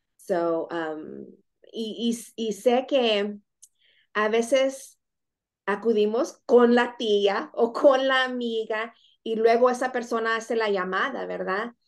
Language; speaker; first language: Spanish; native; Spanish